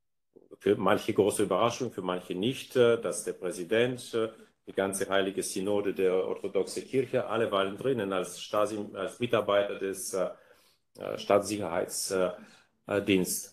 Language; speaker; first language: German; non-native, fluent; Bulgarian